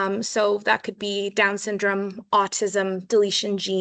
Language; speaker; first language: English; native; English